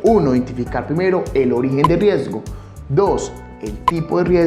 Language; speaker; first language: Spanish; native; Spanish